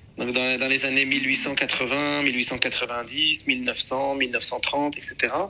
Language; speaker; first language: French; native; French